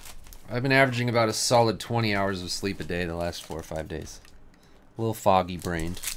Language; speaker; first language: English; native; English